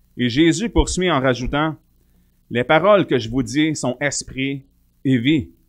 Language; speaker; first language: French; native; French